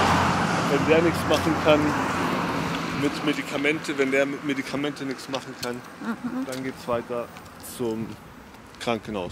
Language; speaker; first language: German; native; German